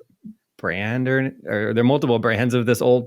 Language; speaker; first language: English; native; English